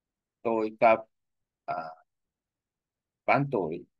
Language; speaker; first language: Vietnamese; non-native, learner; Korean